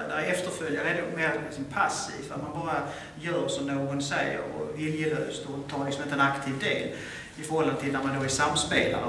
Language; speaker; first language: Swedish; native; Swedish